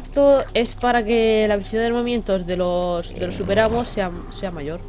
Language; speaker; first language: Spanish; native; Spanish